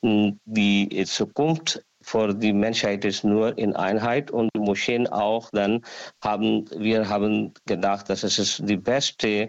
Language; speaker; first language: German; non-native, learner; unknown